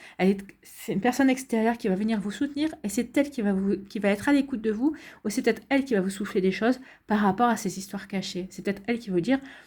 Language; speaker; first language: French; native; French